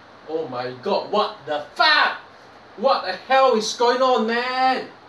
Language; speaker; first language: English; non-native, local second language; Chinese